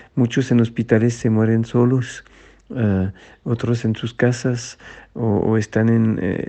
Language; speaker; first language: Spanish; non-native, fluent; French